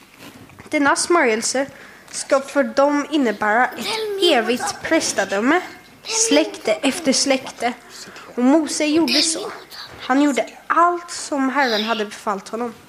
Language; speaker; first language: Swedish; native; Swedish